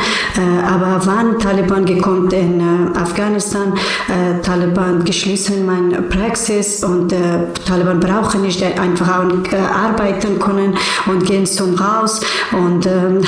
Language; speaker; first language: German; non-native, learner; Persian